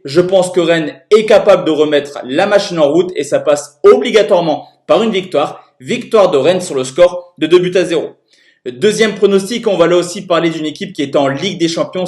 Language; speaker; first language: French; native; French